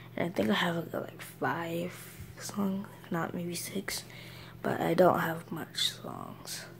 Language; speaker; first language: English; native; English